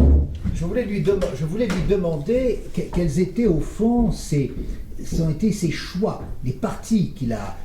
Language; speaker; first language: French; native; French